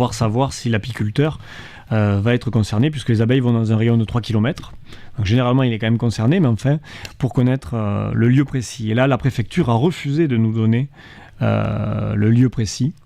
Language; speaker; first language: French; native; French